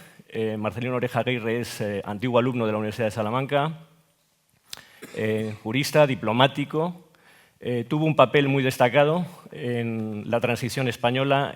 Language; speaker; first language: Spanish; native; Spanish